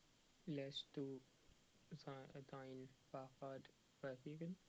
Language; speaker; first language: German; non-native, learner; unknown